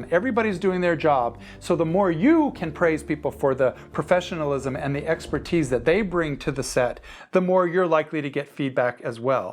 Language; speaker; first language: English; native; English